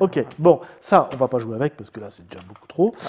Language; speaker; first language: French; native; French